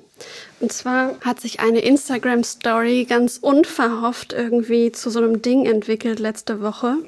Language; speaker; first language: German; native; German